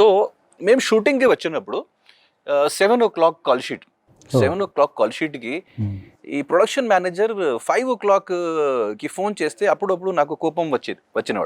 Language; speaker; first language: Telugu; non-native, local second language; Hindi